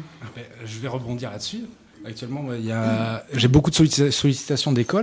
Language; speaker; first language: French; native; French